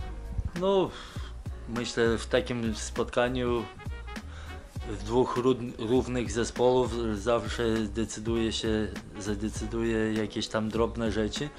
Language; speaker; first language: Polish; non-native, fluent; Lithuanian